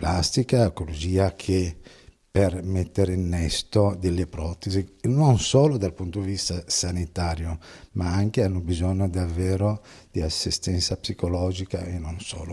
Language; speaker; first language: Italian; non-native, fluent; Arabic